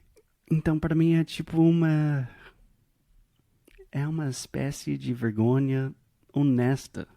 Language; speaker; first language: Portuguese; non-native, fluent; English